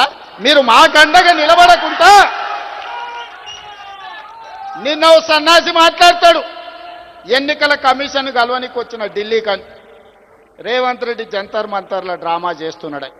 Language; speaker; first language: Telugu; native; Telugu